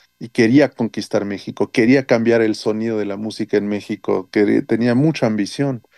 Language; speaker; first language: Spanish; early bilingual, heritage; French